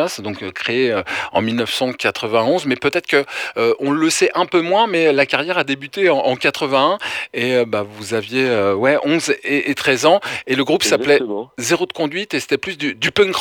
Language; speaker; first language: French; native; French